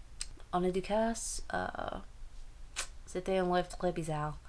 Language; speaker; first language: French; non-native, learner; English